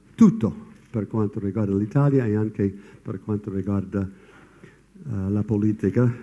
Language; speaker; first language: Italian; non-native, fluent; English